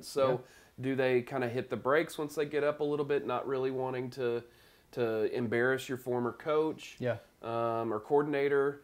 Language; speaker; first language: English; native; English